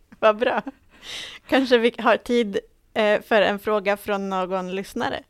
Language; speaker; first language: Swedish; native; Swedish